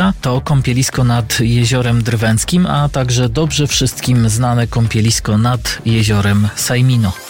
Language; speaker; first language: Polish; native; Polish